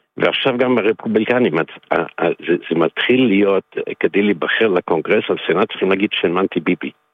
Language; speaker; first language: Hebrew; non-native, fluent; English